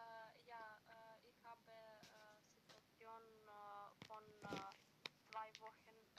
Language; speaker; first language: German; non-native, learner; Macedonian